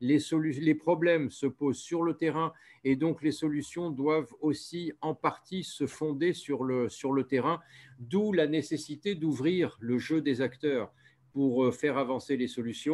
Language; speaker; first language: French; native; French